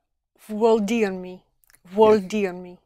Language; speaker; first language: Italian; non-native, learner; English